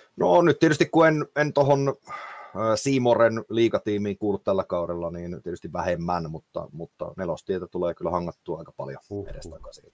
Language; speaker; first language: Finnish; native; Finnish